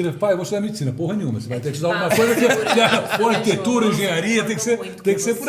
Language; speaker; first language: Portuguese; native; Portuguese